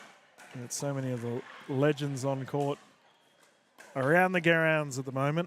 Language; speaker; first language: English; native; English